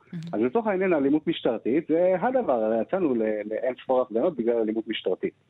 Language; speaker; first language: Hebrew; early bilingual, other home language; Amharic